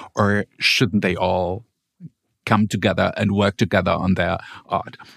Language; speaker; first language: English; non-native, fluent; German